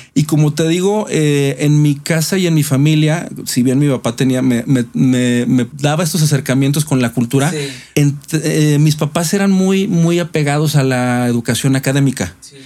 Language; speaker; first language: Spanish; native; Spanish